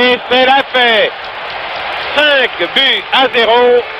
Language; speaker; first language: French; native; French